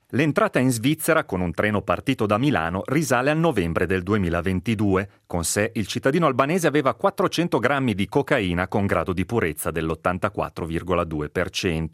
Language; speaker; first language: Italian; native; Italian